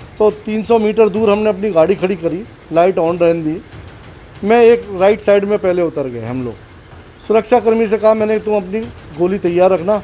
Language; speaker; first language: Hindi; native; Hindi